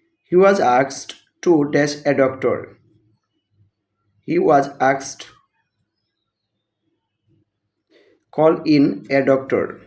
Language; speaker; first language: English; non-native, local second language; Bangla